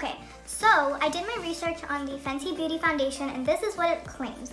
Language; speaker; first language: English; native; English